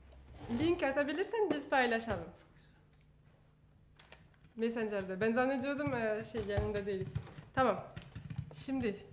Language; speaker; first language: Turkish; non-native, fluent; French